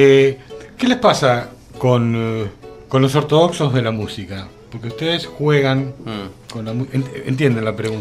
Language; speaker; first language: Spanish; native; Spanish